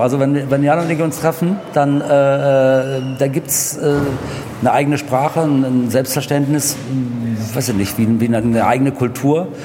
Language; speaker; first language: German; native; German